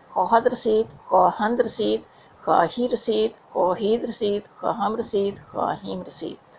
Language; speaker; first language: Persian; non-native, fluent; Urdu